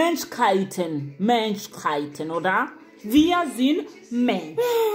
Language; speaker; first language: German; non-native, local second language; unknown